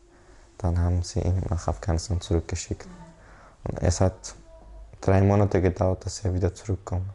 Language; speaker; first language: German; non-native, learner; Persian